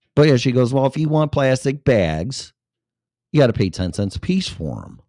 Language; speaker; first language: English; native; English